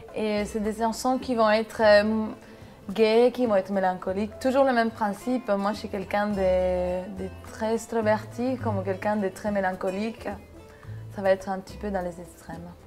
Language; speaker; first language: French; non-native, fluent; Spanish